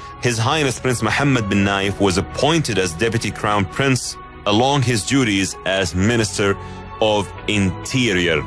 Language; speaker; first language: English; non-native, fluent; Arabic